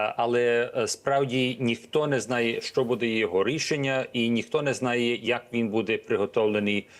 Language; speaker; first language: Ukrainian; early bilingual, heritage; Ukrainian